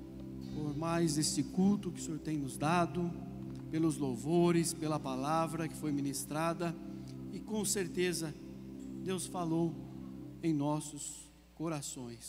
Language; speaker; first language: Portuguese; native; Portuguese